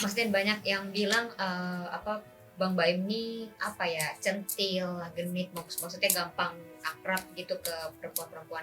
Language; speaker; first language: Indonesian; native; Indonesian